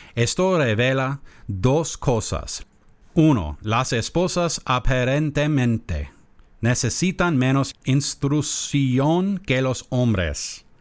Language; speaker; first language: Spanish; non-native, learner; English